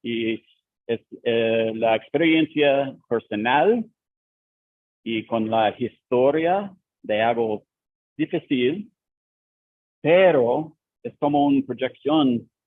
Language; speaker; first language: Spanish; non-native, learner; English